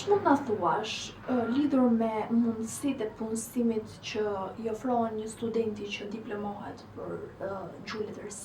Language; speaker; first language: Albanian; native; Albanian